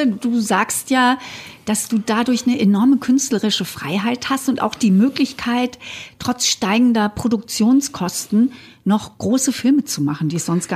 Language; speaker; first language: German; native; German